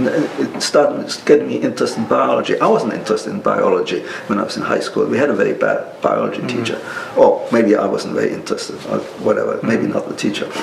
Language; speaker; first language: English; non-native, local second language; German